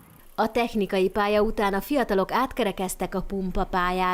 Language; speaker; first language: Hungarian; native; Hungarian